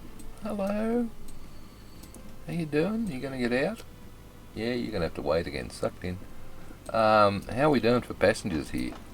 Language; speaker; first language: English; native; English